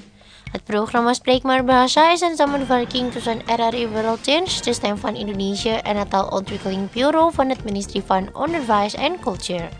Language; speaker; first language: Dutch; non-native, learner; Indonesian